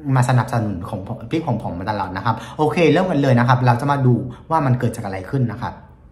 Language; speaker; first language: Thai; non-native, fluent; Vietnamese